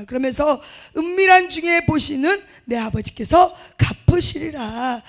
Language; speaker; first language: Korean; native; Korean